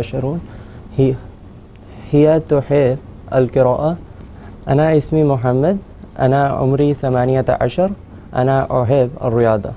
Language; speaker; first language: Arabic; non-native, learner; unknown